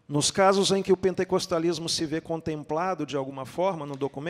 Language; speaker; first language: Portuguese; native; Portuguese